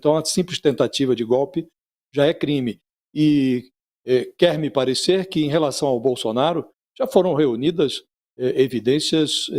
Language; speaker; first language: Portuguese; native; Portuguese